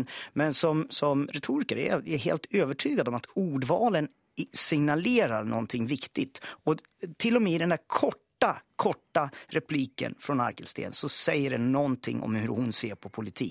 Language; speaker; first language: Swedish; native; Swedish